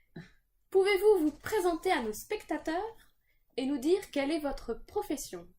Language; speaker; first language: French; native; French